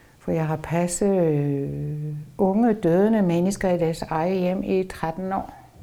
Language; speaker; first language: Danish; non-native, fluent; French